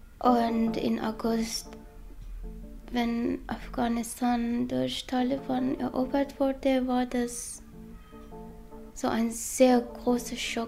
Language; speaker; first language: German; non-native, learner; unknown